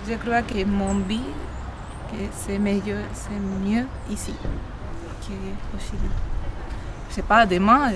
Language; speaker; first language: French; non-native, learner; Spanish